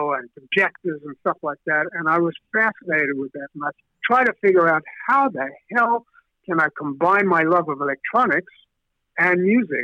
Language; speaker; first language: English; native; English